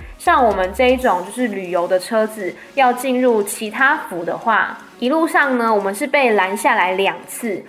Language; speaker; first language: Chinese; native; Chinese